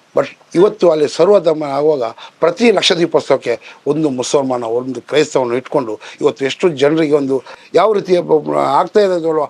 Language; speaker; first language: Kannada; non-native, local second language; Baluchi